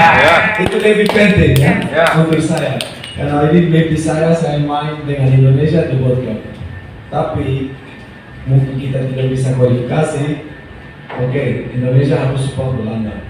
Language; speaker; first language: Indonesian; non-native, fluent; Dutch